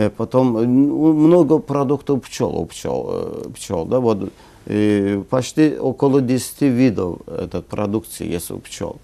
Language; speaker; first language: Russian; non-native, local second language; Azerbaijani